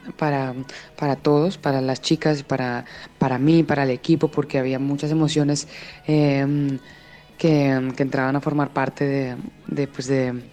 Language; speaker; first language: Spanish; native; Spanish